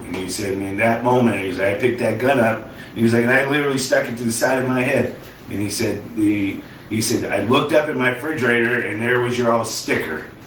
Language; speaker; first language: English; native; English